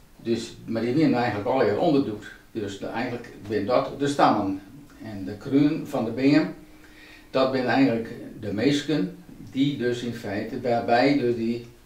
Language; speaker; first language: Dutch; non-native, local second language; Western Frisian